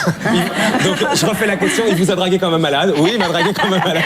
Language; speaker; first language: French; native; French